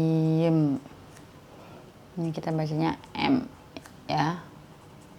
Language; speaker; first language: Indonesian; native; Indonesian